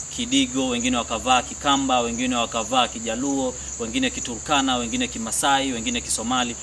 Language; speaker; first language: Swahili; native; Swahili